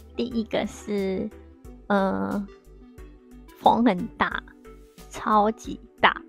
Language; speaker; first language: Chinese; non-native, fluent; Japanese